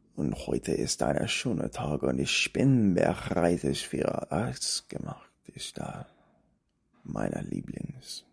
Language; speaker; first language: German; non-native, learner; English